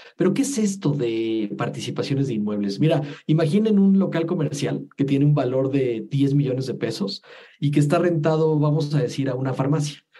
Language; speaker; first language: Spanish; native; Spanish